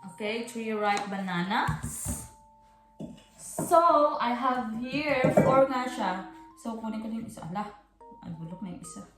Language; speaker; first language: Filipino; non-native, local second language; Hiligaynon